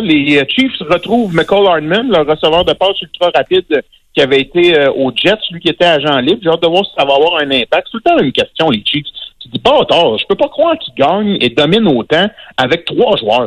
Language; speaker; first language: French; native; French